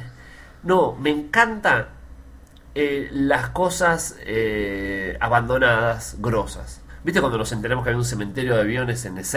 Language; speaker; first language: Spanish; native; Spanish